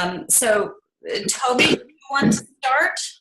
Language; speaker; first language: English; native; English